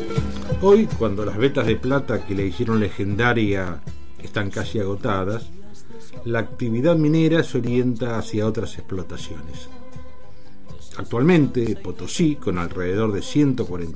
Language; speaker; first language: Spanish; native; Spanish